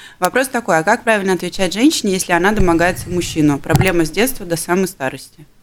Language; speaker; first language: Russian; native; Russian